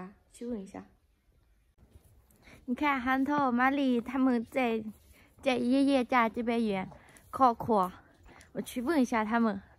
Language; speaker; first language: Chinese; non-native, learner; Lao